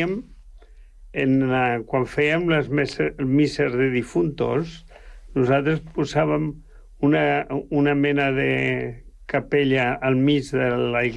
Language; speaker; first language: Catalan; native; Catalan